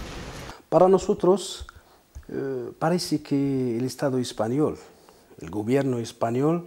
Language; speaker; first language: Spanish; non-native, fluent; Arabic